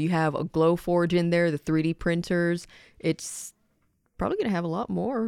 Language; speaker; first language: English; early bilingual, other home language; Spanish